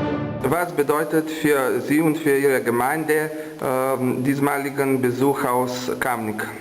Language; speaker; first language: German; non-native, learner; Slovenian